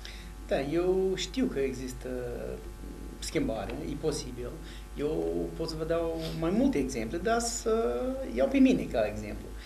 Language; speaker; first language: Romanian; non-native, fluent; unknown